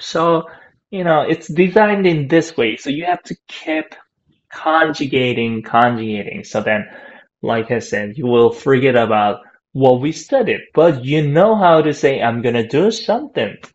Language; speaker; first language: English; non-native, fluent; Korean